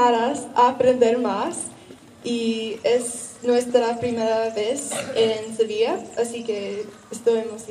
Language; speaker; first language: Spanish; non-native, learner; English